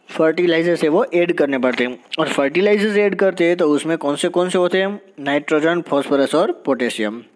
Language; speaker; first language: Hindi; non-native, local second language; Gujarati